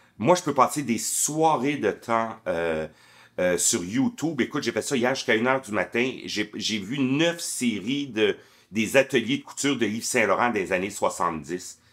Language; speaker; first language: French; native; French